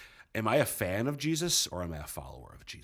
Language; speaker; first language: English; native; English